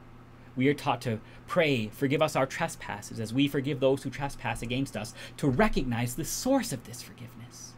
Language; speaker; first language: English; native; English